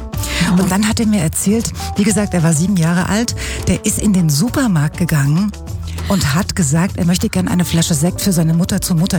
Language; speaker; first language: German; native; German